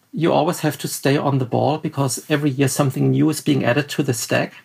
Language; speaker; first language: English; non-native, fluent; German